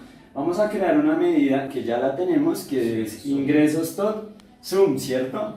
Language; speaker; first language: Spanish; native; Spanish